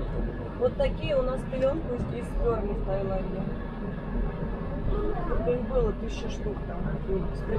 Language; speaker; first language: Russian; native; Russian